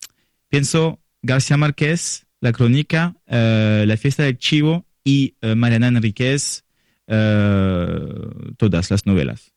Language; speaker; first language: Spanish; non-native, learner; French